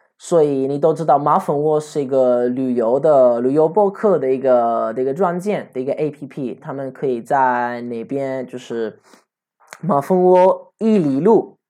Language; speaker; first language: Chinese; non-native, fluent; Italian